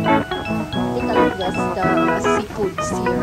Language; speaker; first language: English; non-native, local second language; Filipino